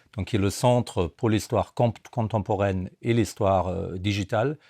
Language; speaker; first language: French; non-native, fluent; German